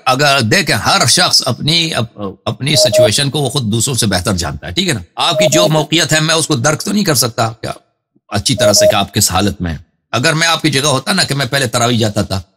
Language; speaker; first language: Urdu; non-native, fluent; Persian